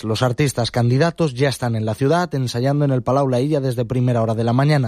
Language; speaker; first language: Spanish; native; Spanish